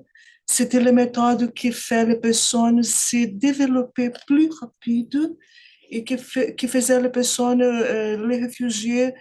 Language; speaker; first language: French; non-native, fluent; Portuguese